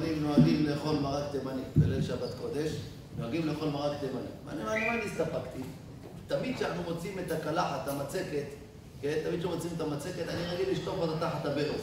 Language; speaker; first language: Hebrew; native; Hebrew